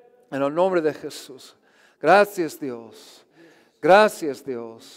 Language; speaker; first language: Spanish; non-native, learner; English